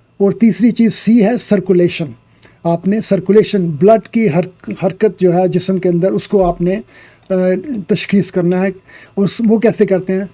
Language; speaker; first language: Urdu; native; Urdu